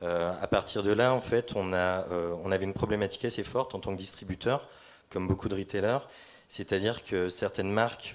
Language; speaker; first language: French; native; French